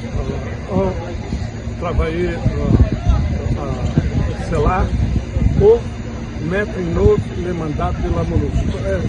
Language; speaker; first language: French; non-native, learner; Spanish